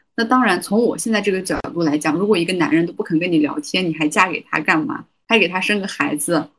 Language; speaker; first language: Chinese; non-native, local second language; Kazakh